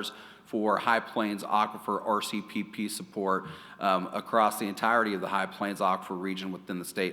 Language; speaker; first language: English; native; English